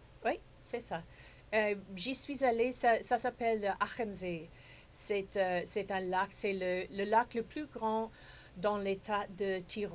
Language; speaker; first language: French; non-native, fluent; English